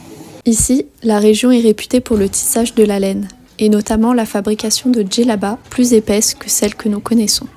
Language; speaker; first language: French; native; French